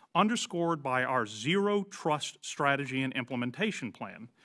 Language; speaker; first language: English; native; English